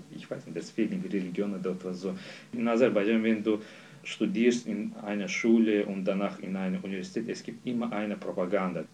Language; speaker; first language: German; non-native, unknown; Azerbaijani